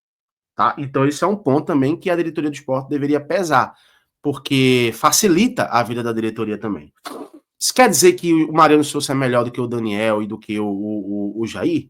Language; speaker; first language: Portuguese; native; Portuguese